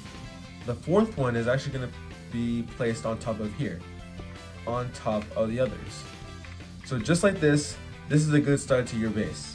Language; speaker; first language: English; native; English